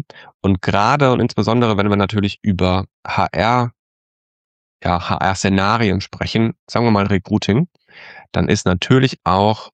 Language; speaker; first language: German; native; German